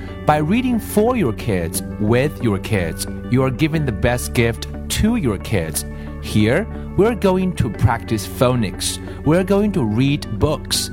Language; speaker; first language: English; non-native, fluent; Chinese